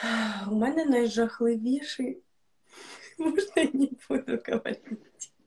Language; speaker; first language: Ukrainian; non-native, local second language; Russian